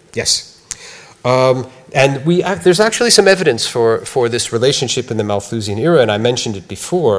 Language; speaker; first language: English; native; English